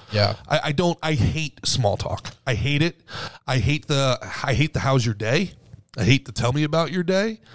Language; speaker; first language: English; native; English